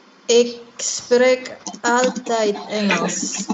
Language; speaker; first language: Dutch; non-native, learner; Indonesian